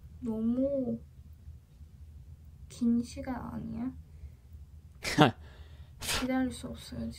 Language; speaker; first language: Korean; non-native, learner; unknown